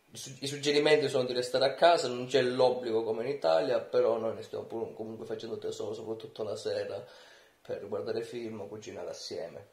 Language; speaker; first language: Italian; native; Italian